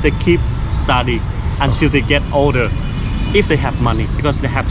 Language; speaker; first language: English; non-native, fluent; Vietnamese